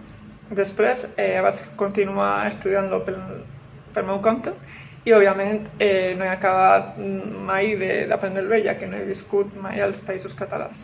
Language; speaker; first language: Catalan; non-native, local second language; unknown